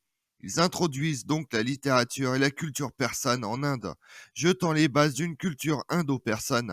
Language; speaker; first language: French; native; French